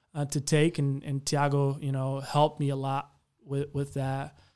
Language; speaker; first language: English; non-native, fluent; Portuguese